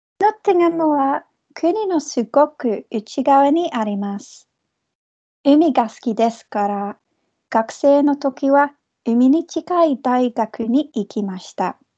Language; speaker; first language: Japanese; non-native, fluent; English